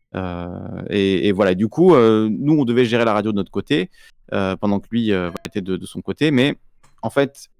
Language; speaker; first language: French; native; French